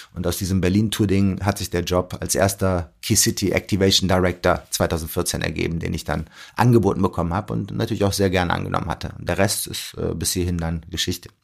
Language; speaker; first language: German; early bilingual, other home language; Arabic